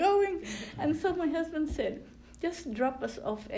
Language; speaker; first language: English; non-native, local second language; Filipino